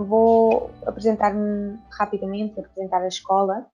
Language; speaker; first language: Portuguese; native; Portuguese